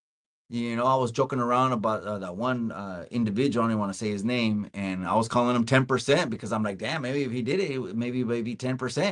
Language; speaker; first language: English; early bilingual, other home language; Spanish